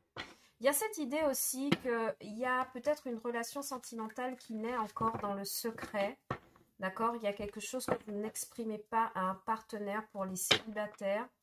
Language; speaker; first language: French; native; French